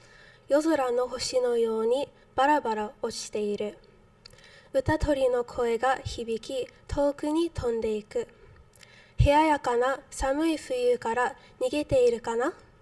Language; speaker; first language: Japanese; non-native, learner; English